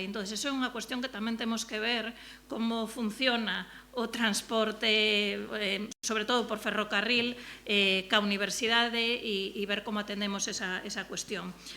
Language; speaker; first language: Galician; native; Galician